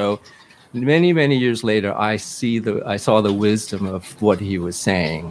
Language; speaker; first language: English; early bilingual, other home language; Cantonese